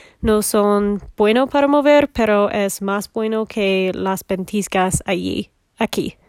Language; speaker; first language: Spanish; non-native, learner; English